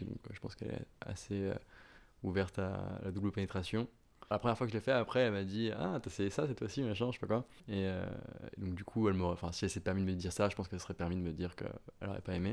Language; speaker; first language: French; native; French